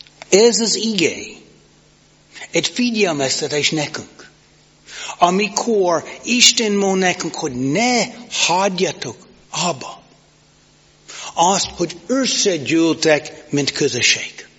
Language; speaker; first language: Hungarian; non-native, fluent; English